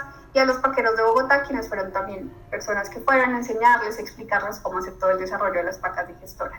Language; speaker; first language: Spanish; native; Spanish